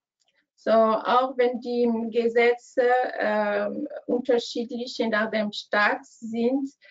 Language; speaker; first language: German; non-native, learner; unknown